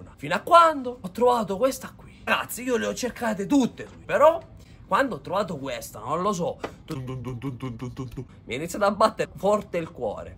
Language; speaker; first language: Italian; non-native, local second language; Sicilian